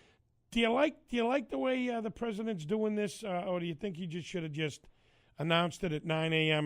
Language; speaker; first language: English; native; English